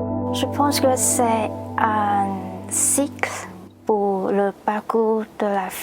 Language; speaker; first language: French; non-native, learner; Cantonese